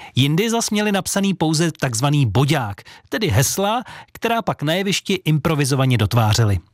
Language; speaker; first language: Czech; native; Czech